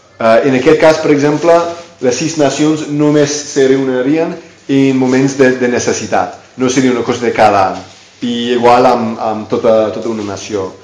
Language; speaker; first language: Catalan; non-native, fluent; English